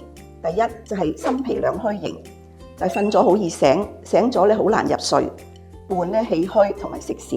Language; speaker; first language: Cantonese; native; Cantonese